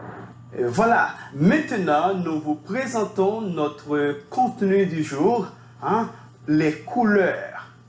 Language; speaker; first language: French; non-native, fluent; Spanish